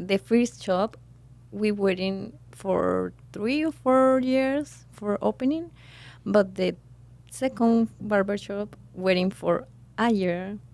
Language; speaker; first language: English; non-native, learner; Spanish